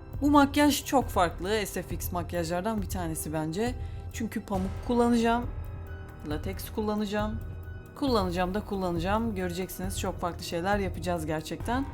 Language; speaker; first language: Turkish; native; Turkish